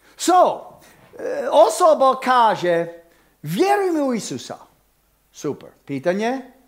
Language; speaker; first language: Croatian; early bilingual, heritage; Croatian